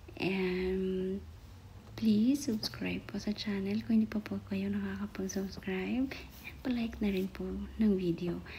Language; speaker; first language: Filipino; non-native, local second language; Waray